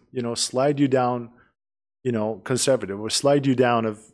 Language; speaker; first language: English; non-native, fluent; Persian